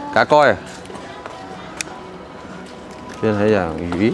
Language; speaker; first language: Chinese; non-native, learner; Vietnamese